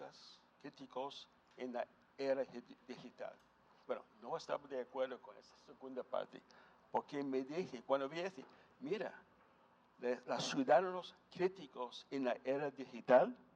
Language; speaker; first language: Spanish; non-native, fluent; English